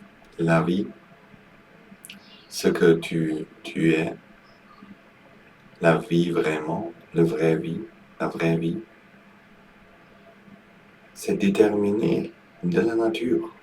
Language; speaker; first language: French; non-native, learner; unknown